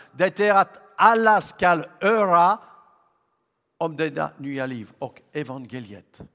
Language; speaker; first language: Swedish; non-native, learner; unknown